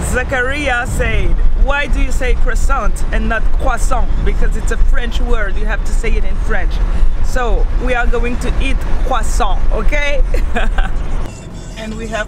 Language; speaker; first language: English; non-native, learner; French